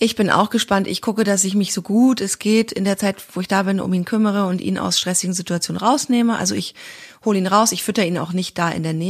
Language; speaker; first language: German; native; German